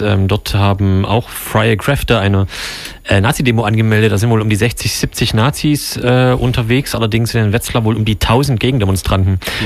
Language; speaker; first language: German; native; German